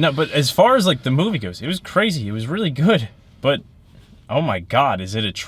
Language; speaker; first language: English; native; English